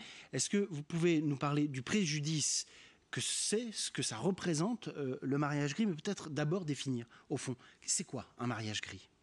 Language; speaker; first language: French; native; French